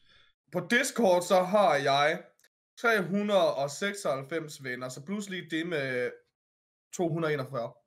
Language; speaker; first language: Danish; native; Danish